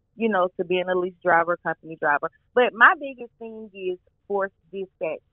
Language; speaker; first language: English; native; English